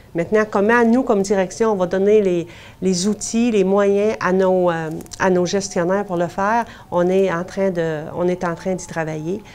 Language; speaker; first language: French; native; French